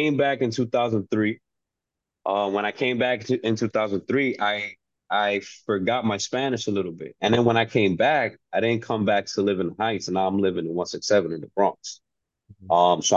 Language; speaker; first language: English; early bilingual, other home language; Spanish